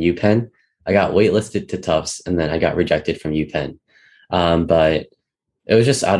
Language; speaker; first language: English; native; English